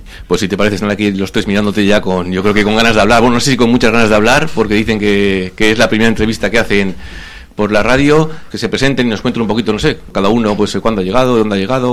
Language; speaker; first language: Spanish; native; Spanish